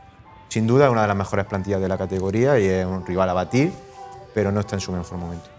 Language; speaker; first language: Spanish; native; Spanish